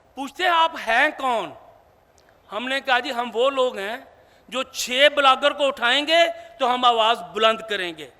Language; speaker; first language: Urdu; non-native, local second language; Punjabi